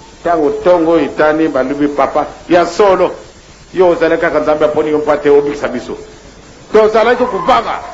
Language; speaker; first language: Lingala; non-native, local second language; Kongo